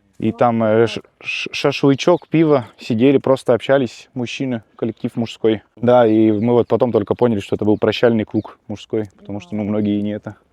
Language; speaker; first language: Russian; early bilingual, heritage; Russian